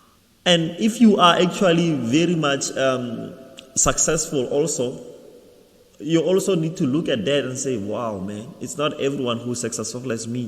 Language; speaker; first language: English; non-native, local second language; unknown